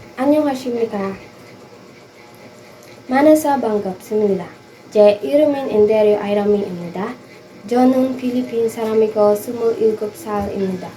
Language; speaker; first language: Korean; non-native, learner; Filipino